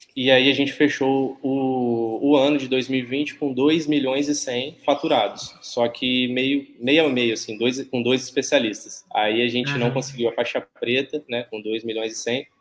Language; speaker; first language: Portuguese; native; Portuguese